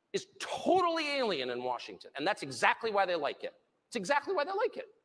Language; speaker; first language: English; native; English